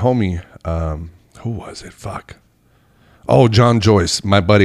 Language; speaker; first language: English; early bilingual, other home language; Spanish